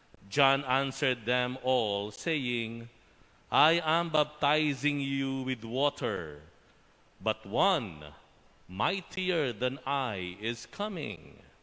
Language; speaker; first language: English; non-native, local second language; Filipino